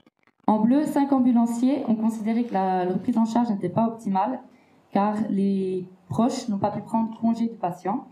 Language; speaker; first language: French; native; French